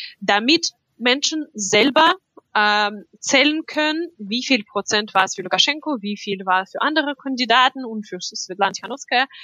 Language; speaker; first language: German; non-native, fluent; Russian